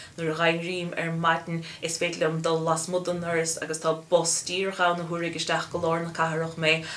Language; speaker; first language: Irish; native; Irish